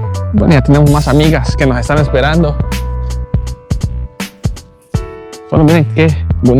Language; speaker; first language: Spanish; native; Spanish